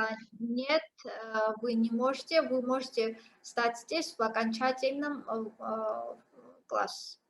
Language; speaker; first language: Russian; non-native, fluent; Georgian